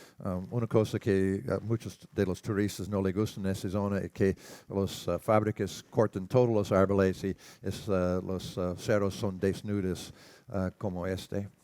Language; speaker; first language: Spanish; non-native, learner; English